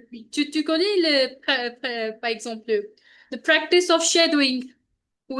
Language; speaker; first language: French; non-native, learner; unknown